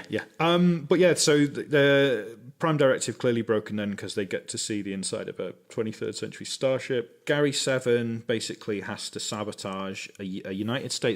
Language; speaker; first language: English; native; English